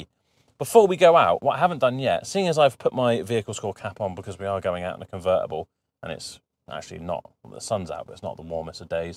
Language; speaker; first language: English; native; English